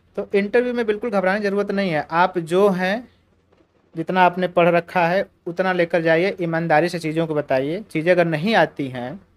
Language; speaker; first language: Hindi; native; Hindi